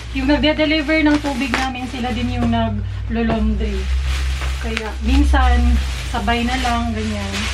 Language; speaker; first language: Filipino; non-native, local second language; Cebuano